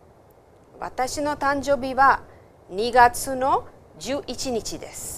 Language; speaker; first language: Japanese; non-native, fluent; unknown